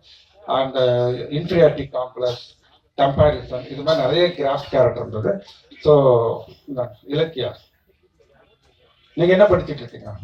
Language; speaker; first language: Tamil; native; Tamil